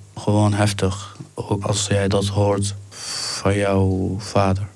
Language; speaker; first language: Dutch; non-native, fluent; Arabic